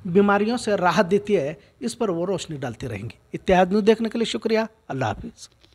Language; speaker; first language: Hindi; non-native, local second language; Urdu